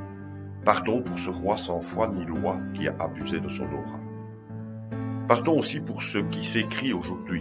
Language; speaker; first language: French; native; French